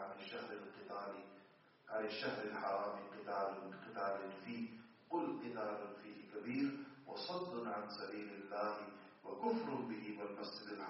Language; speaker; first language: Urdu; non-native, local second language; Pashto